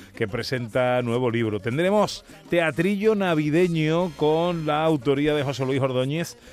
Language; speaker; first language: Spanish; native; Spanish